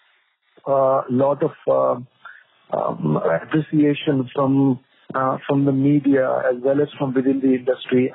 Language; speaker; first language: English; non-native, local second language; Kodava